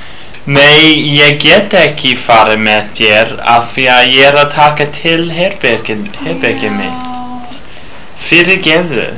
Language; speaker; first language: Icelandic; non-native, learner; English